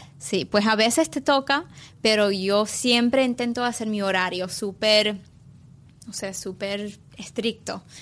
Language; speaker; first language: Spanish; early bilingual, heritage; English